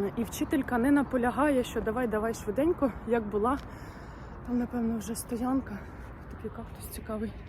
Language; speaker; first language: Ukrainian; native; Ukrainian